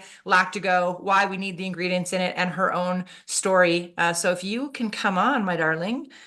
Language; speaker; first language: English; native; English